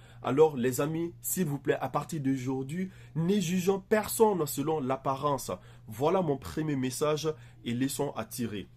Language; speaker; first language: French; native; French